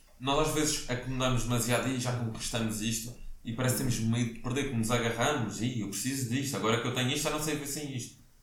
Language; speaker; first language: Portuguese; native; Portuguese